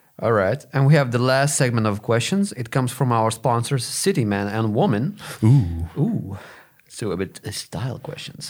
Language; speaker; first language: English; non-native, fluent; Lithuanian